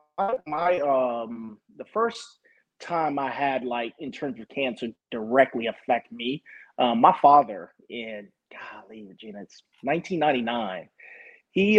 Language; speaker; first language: English; native; English